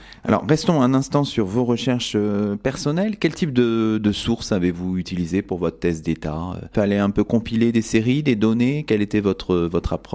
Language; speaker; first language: French; native; French